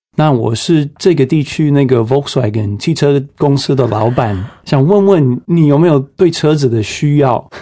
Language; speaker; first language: Chinese; non-native, fluent; English